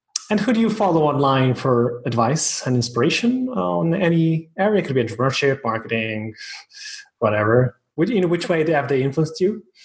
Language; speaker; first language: English; non-native, fluent; Portuguese